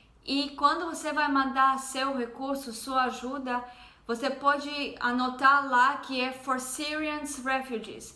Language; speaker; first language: Portuguese; non-native, fluent; Hebrew